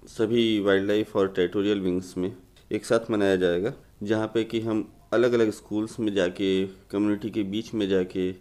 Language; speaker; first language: Hindi; native; Hindi